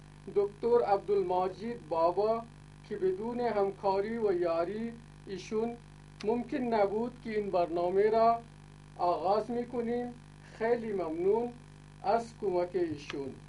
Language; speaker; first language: Persian; non-native, fluent; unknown